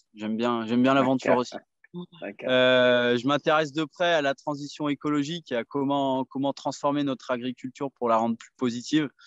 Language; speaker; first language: French; native; French